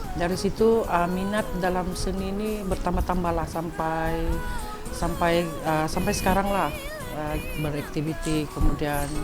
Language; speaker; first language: Malay; non-native, local second language; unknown